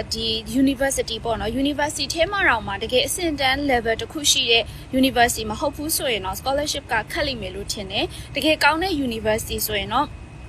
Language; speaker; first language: Burmese; native; Burmese